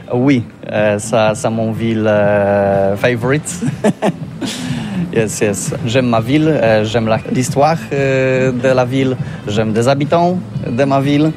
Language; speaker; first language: French; non-native, learner; Polish